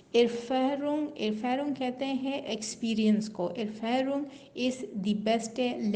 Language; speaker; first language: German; non-native, learner; Urdu